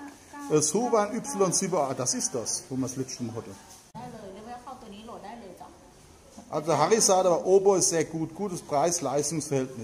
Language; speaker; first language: German; native; German